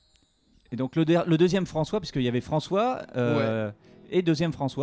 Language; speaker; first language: French; native; French